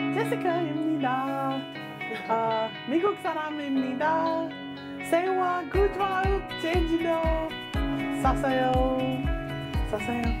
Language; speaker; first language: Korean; non-native, learner; English